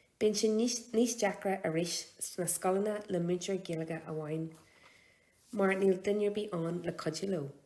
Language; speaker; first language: Irish; non-native, local second language; English